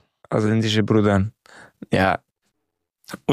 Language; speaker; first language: German; non-native, fluent; Romanian